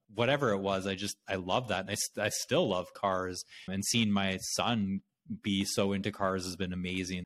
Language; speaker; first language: English; native; English